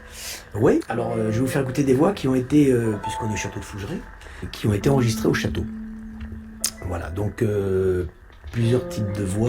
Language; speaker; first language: French; native; French